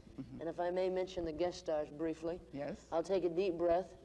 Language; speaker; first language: English; native; English